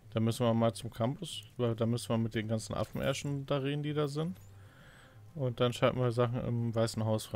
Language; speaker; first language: German; native; German